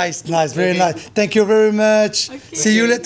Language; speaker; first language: English; non-native, learner; French